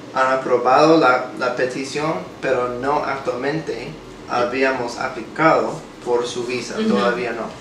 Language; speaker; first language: Spanish; non-native, fluent; English